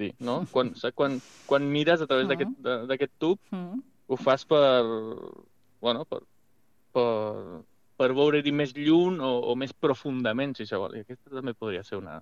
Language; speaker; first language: Catalan; non-native, fluent; Spanish